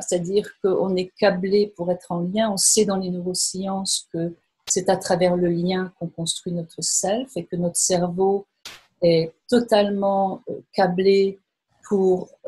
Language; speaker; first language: French; native; French